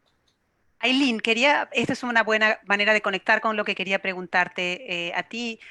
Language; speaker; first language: Spanish; native; Spanish